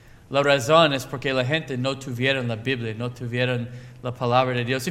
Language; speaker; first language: Spanish; non-native, learner; English